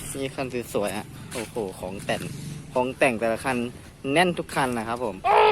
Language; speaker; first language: Thai; native; Thai